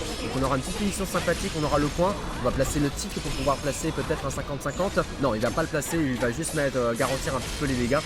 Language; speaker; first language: French; native; French